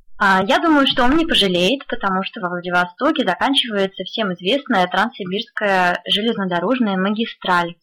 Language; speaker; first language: Russian; native; Russian